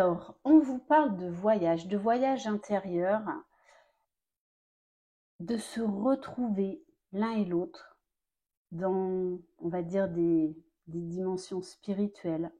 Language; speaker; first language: French; native; French